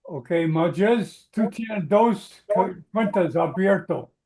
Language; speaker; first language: Spanish; non-native, learner; English